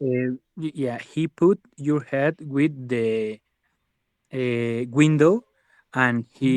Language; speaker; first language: English; non-native, learner; Spanish